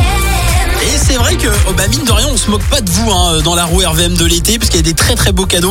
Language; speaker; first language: French; native; French